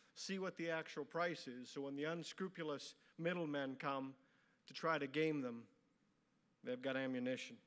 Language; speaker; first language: English; native; English